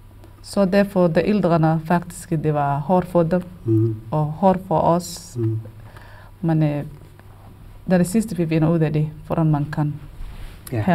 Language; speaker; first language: Danish; non-native, learner; Somali